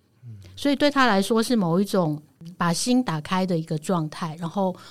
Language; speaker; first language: Chinese; native; Chinese